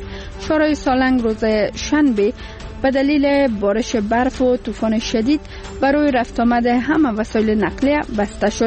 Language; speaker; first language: Persian; native; Persian